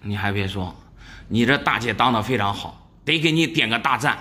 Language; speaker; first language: Chinese; native; Chinese